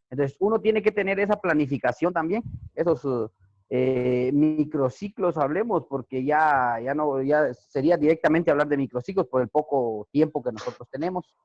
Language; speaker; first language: Spanish; native; Spanish